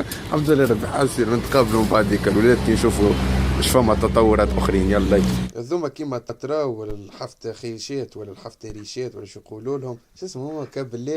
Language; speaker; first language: Arabic; native; Arabic